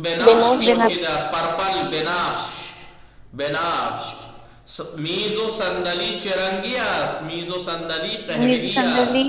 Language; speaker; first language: Persian; non-native, fluent; Urdu